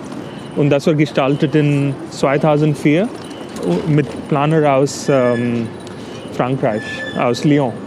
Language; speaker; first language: German; non-native, fluent; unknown